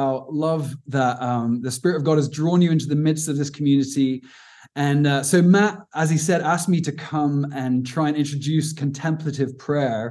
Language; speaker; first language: English; native; English